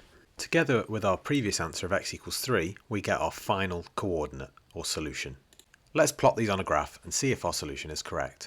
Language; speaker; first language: English; native; English